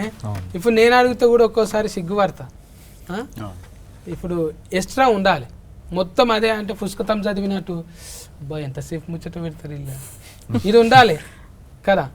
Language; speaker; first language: Telugu; native; Telugu